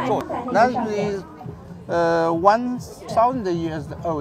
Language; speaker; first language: English; non-native, learner; Chinese